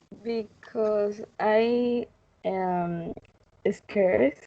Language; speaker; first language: English; non-native, learner; Spanish